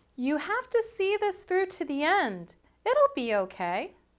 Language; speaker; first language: English; native; English